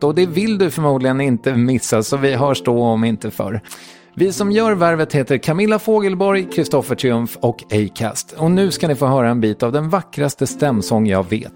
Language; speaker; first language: Swedish; native; Swedish